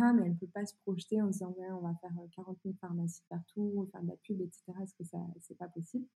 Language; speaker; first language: French; native; French